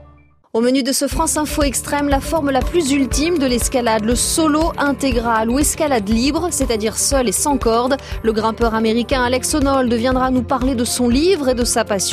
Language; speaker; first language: French; native; French